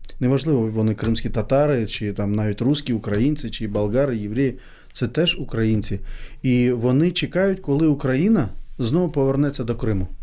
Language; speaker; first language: Ukrainian; non-native, fluent; Crimean Tatar